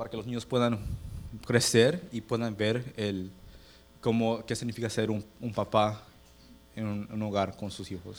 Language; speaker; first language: Spanish; early bilingual, heritage; Spanish